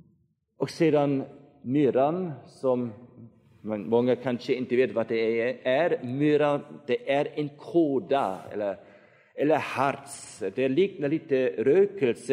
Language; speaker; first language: Swedish; non-native, fluent; German